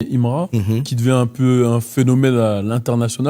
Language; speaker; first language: French; native; French